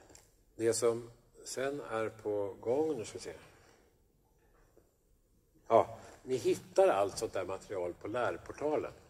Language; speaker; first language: Swedish; native; Swedish